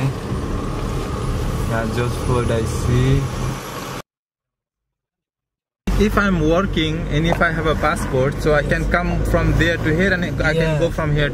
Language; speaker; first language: English; non-native, learner; Nepali